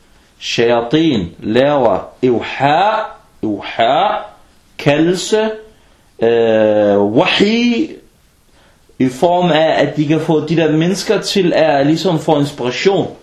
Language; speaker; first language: Danish; early bilingual, other home language; Arabic